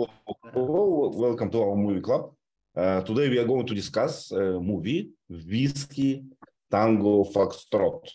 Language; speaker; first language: English; non-native, fluent; Russian